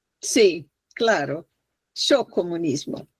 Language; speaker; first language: Spanish; non-native, fluent; Portuguese